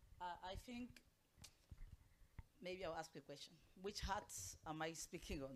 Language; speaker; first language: English; non-native, local second language; French